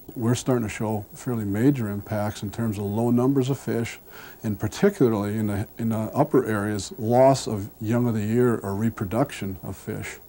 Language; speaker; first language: English; native; English